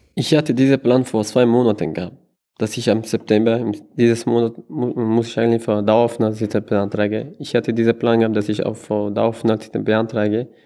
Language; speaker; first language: German; non-native, learner; Persian